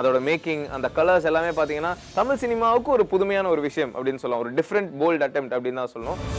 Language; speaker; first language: Tamil; native; Tamil